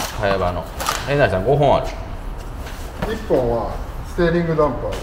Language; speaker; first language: Japanese; native; Japanese